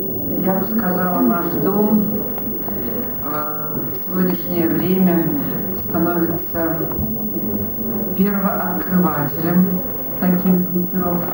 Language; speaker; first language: Russian; native; Russian